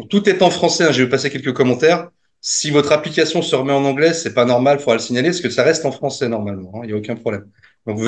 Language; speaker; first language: French; native; French